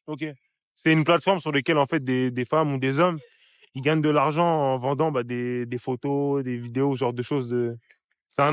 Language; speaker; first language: French; native; French